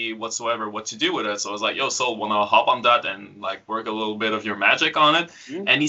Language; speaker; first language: English; native; English